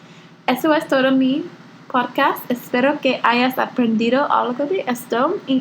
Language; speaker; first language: Spanish; non-native, learner; English